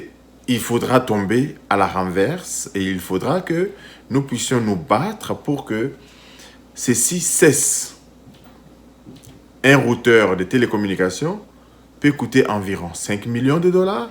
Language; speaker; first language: French; non-native, local second language; Lingala